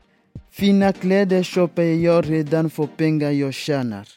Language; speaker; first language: Swedish; non-native, fluent; French